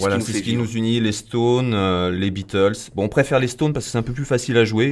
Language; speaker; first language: French; native; French